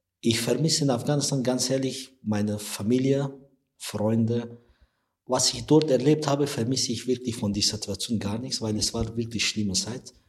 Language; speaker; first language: German; non-native, learner; Persian